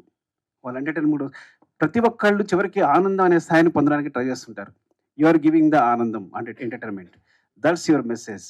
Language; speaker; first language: Telugu; native; Telugu